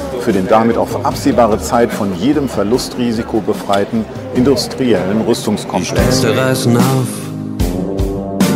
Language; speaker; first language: German; native; German